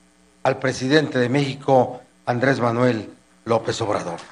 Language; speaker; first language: Spanish; native; Spanish